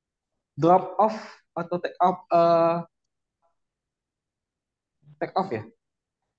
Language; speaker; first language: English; non-native, learner; Indonesian